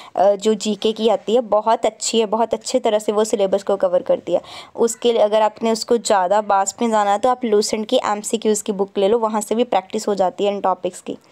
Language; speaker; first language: Hindi; non-native, local second language; Punjabi